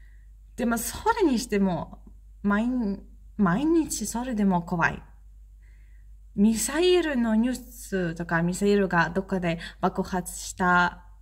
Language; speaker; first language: Japanese; non-native, fluent; Ukrainian